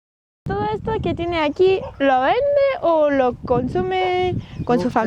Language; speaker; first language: Spanish; non-native, fluent; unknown